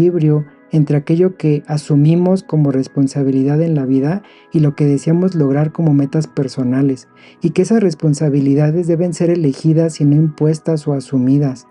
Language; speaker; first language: Spanish; native; Spanish